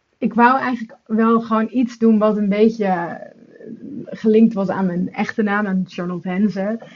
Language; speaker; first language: Dutch; native; Dutch